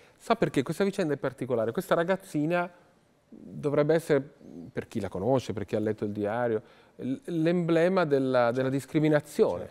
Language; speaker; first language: Italian; native; Italian